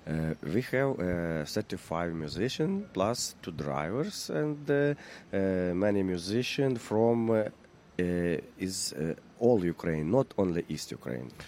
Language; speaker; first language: English; non-native, learner; Ukrainian